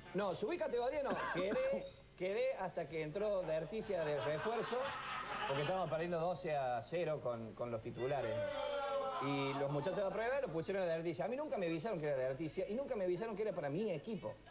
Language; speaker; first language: Spanish; native; Spanish